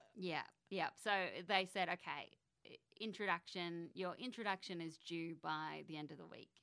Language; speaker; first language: English; native; English